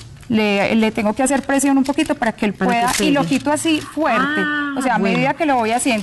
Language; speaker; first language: Spanish; native; Spanish